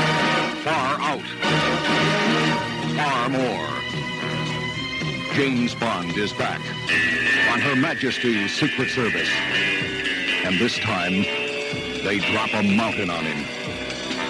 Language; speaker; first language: English; native; English